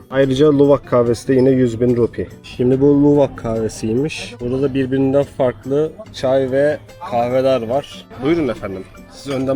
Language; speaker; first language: Turkish; native; Turkish